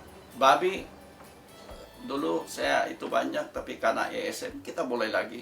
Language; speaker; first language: Indonesian; non-native, local second language; Tetum